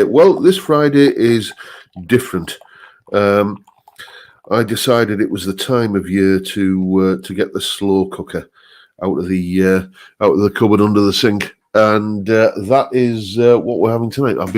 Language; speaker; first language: English; native; English